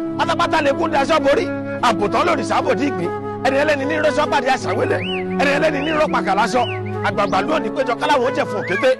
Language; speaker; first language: Yoruba; native; Yoruba